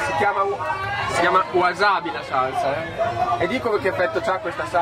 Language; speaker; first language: Italian; native; Italian